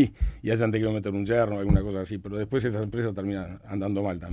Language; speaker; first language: Spanish; native; Spanish